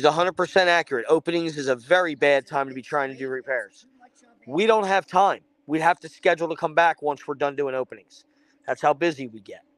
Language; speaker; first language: English; native; English